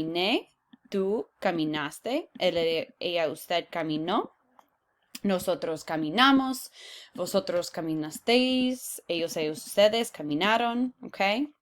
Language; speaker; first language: Spanish; non-native, fluent; English